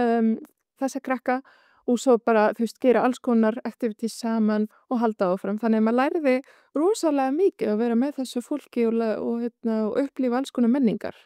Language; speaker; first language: Icelandic; non-native, fluent; Arabic